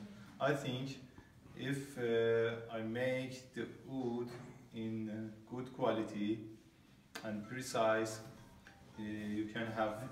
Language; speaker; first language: English; non-native, learner; Persian